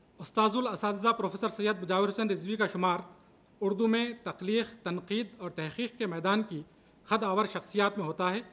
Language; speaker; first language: Urdu; native; Urdu